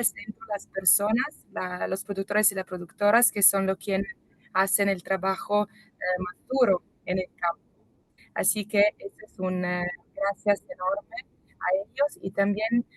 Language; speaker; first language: Spanish; non-native, fluent; Italian